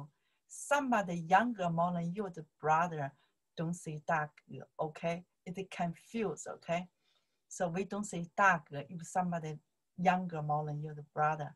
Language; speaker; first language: English; non-native, learner; Chinese